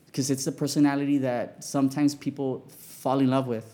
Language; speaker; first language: English; early bilingual, other home language; Spanish